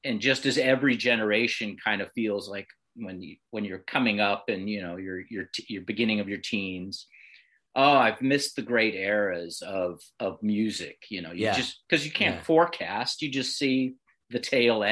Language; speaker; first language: English; native; English